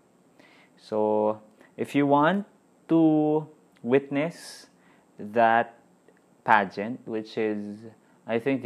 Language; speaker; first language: English; non-native, local second language; Filipino